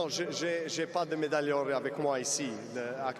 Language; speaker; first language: French; non-native, learner; Serbian